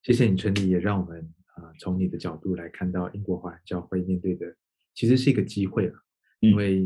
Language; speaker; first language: Chinese; native; Chinese